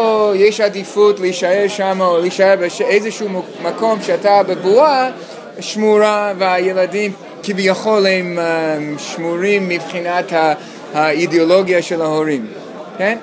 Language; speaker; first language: Hebrew; non-native, fluent; English